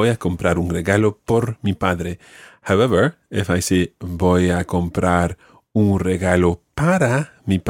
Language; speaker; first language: Spanish; non-native, fluent; English